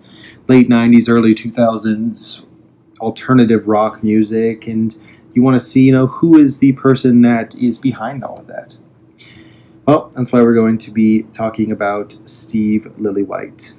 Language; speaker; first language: English; native; English